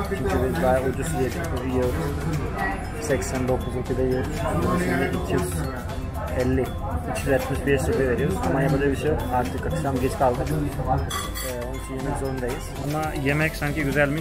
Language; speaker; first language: Turkish; non-native, fluent; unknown